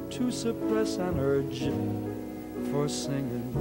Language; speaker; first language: English; native; English